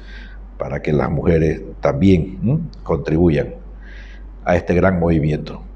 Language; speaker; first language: Spanish; native; Spanish